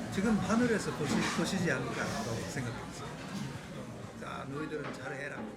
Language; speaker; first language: Korean; early bilingual, heritage; Japanese